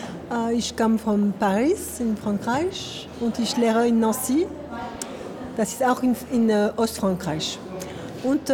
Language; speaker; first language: German; non-native, learner; French